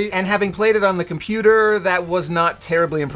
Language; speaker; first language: English; native; English